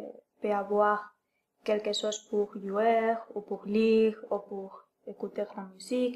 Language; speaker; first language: French; non-native, learner; Spanish